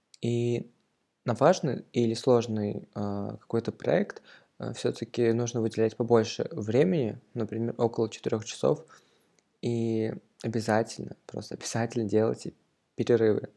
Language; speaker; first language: Russian; native; Russian